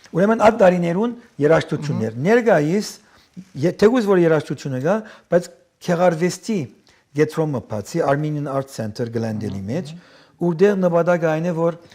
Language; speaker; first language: Armenian; early bilingual, heritage; Armenian